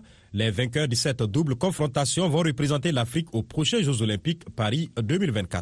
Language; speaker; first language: French; non-native, local second language; Mossi